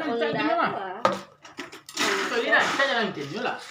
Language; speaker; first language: Indonesian; non-native, local second language; Minangkabau